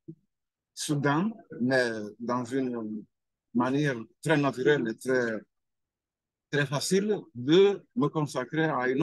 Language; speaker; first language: French; non-native, fluent; Albanian